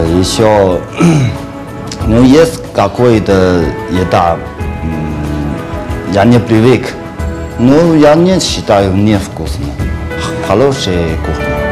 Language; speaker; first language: Russian; non-native, learner; Chinese